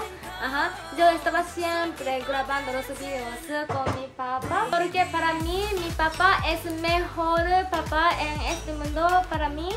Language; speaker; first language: Spanish; non-native, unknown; Japanese